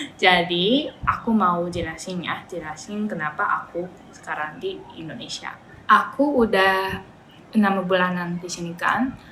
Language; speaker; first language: Indonesian; non-native, fluent; Japanese